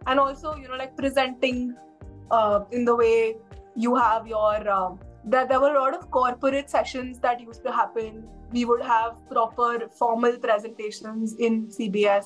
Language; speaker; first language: English; non-native, local second language; Hindi